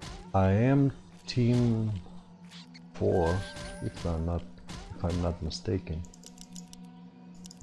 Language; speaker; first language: English; non-native, fluent; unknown